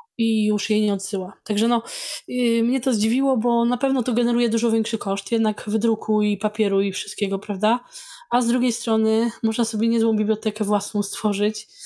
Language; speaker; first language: Polish; native; Polish